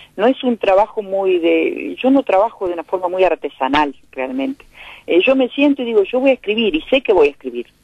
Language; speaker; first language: Spanish; native; Spanish